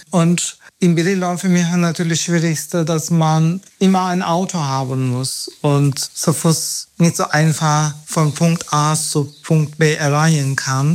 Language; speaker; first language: German; non-native, learner; Turkish